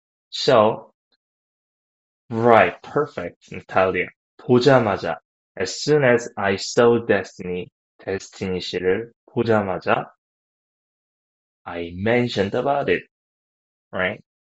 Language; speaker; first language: English; non-native, fluent; Korean